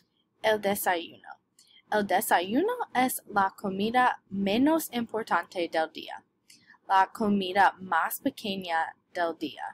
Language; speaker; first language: Spanish; non-native, learner; English